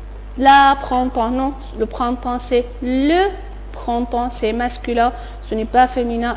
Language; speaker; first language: French; non-native, fluent; Arabic